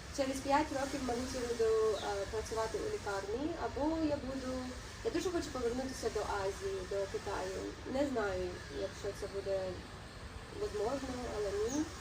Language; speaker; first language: Ukrainian; non-native, local second language; Russian